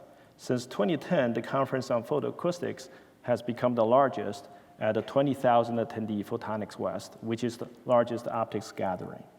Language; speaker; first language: English; non-native, fluent; Chinese